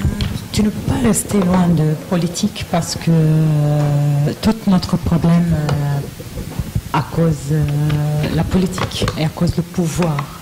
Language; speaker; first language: French; non-native, fluent; Arabic